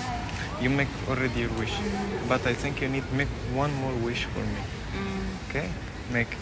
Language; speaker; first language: English; non-native, learner; Arabic